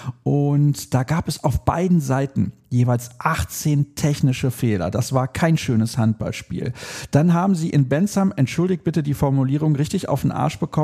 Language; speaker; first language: German; native; German